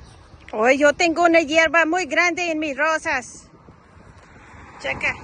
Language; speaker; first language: Spanish; non-native, learner; English